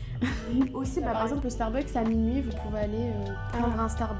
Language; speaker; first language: French; native; French